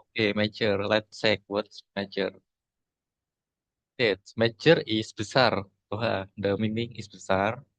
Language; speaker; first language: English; non-native, learner; Indonesian